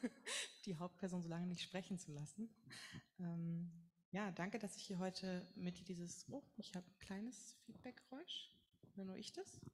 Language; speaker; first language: German; native; German